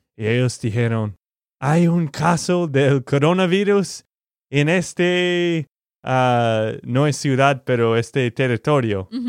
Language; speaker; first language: Spanish; non-native, fluent; English